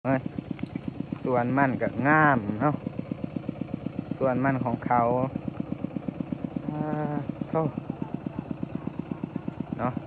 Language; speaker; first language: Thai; non-native, local second language; Northeastern Thai